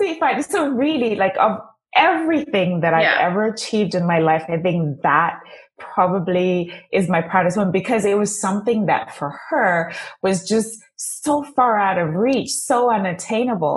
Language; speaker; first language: English; non-native, local second language; Shona